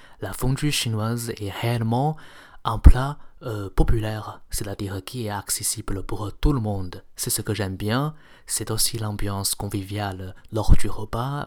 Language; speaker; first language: French; non-native, fluent; Chinese